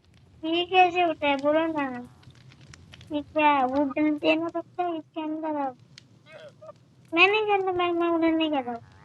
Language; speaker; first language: Hindi; non-native, local second language; Bangla